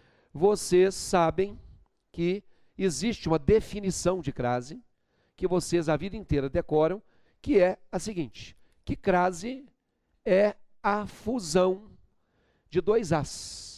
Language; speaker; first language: Portuguese; native; Portuguese